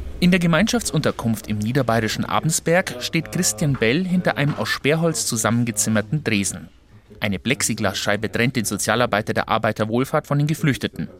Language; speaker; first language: German; native; German